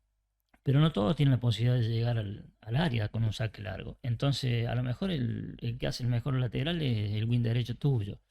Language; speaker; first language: Spanish; native; Spanish